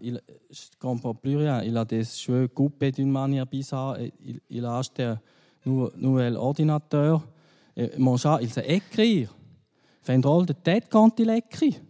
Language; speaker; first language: French; non-native, fluent; German